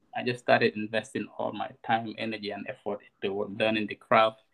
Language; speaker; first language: English; non-native, local second language; Wolof